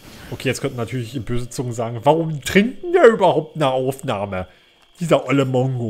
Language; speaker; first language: German; native; German